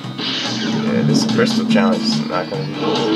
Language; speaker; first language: English; native; English